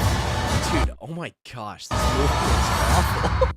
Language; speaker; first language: English; native; English